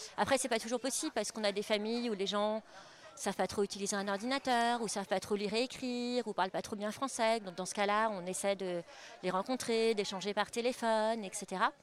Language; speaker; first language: French; native; French